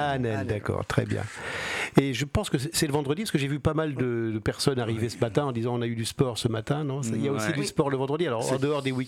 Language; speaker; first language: French; native; French